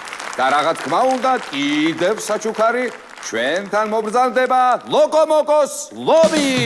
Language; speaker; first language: Georgian; native; Georgian